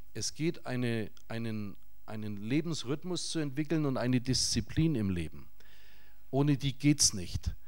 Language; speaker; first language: German; native; German